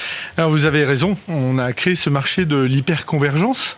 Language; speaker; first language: French; native; French